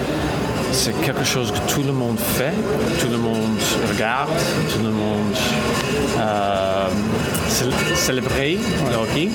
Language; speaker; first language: French; non-native, local second language; English